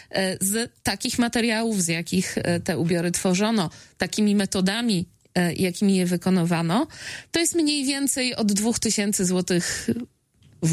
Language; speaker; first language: Polish; native; Polish